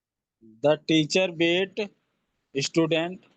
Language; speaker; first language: English; non-native, learner; Hindi